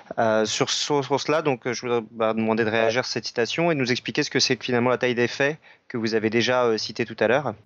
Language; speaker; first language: French; native; French